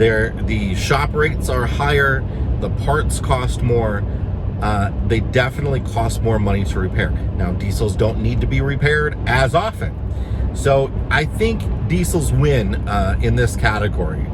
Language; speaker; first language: English; native; English